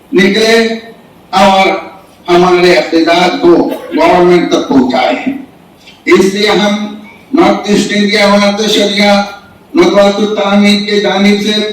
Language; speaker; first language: Urdu; non-native, local second language; Bangla